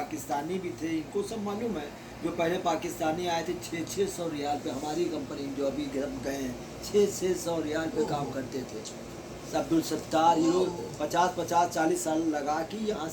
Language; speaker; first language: Hindi; native; Hindi